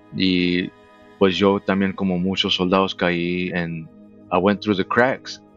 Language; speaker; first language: Spanish; early bilingual, heritage; Spanish